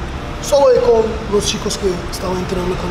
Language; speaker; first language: Spanish; non-native, learner; Portuguese